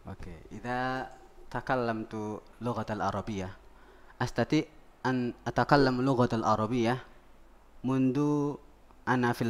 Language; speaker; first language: Arabic; non-native, learner; Indonesian